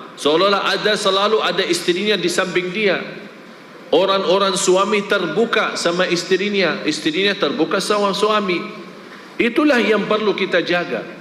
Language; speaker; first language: Malay; non-native, fluent; Arabic